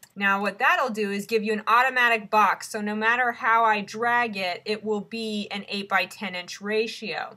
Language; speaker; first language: English; native; English